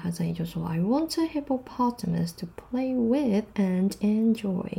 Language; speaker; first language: English; non-native, fluent; Chinese